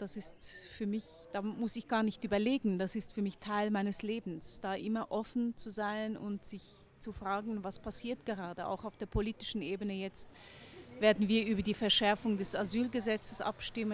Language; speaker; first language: German; early bilingual, other home language; Hungarian